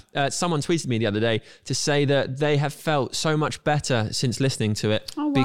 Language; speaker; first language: English; native; English